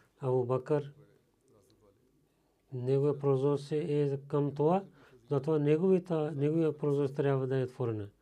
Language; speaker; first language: Bulgarian; non-native, learner; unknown